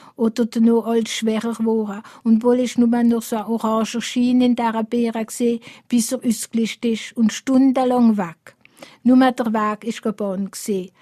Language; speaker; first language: German; non-native, local second language; Swiss German